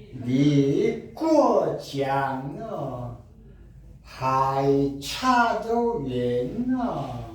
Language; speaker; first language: Chinese; non-native, learner; Korean